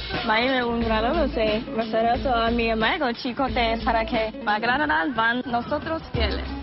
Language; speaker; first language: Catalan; non-native, learner; English